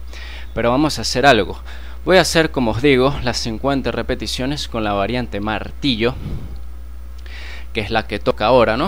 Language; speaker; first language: Spanish; native; Spanish